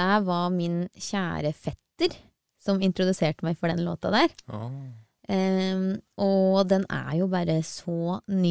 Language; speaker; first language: Norwegian; native; Norwegian